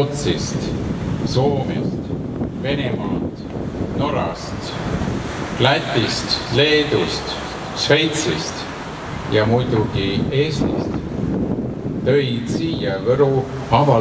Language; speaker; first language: Estonian; non-native, learner; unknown